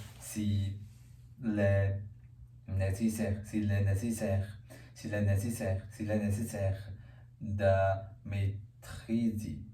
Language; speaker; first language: French; non-native, learner; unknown